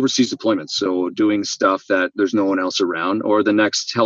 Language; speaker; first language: English; native; English